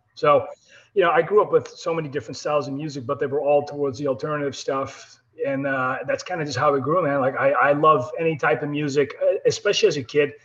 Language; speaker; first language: English; non-native, fluent; Dutch